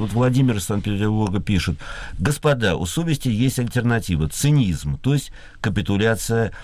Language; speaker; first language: Russian; native; Russian